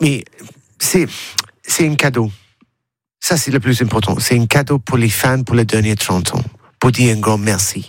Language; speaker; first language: French; non-native, learner; English